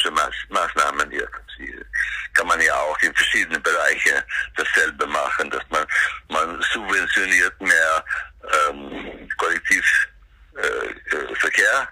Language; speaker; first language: German; non-native, fluent; Swedish